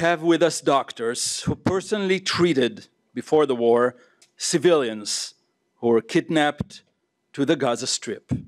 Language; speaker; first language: English; non-native, fluent; Hebrew